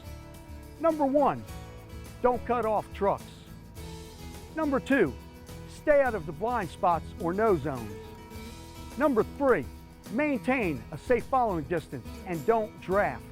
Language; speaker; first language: English; native; English